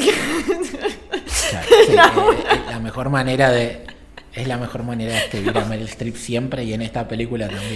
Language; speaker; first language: Spanish; native; Spanish